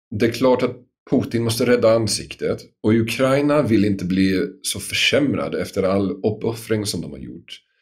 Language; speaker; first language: Swedish; non-native, fluent; English